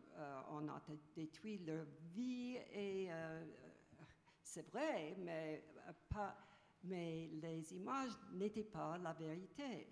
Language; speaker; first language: French; non-native, fluent; English